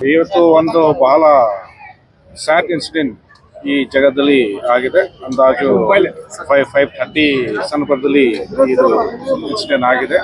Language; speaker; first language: Kannada; non-native, fluent; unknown